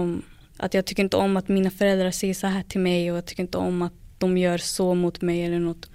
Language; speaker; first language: Swedish; early bilingual, other home language; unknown